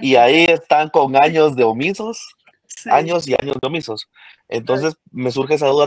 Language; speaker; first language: Spanish; native; Spanish